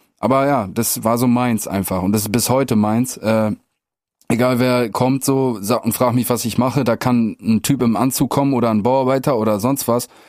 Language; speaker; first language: German; native; German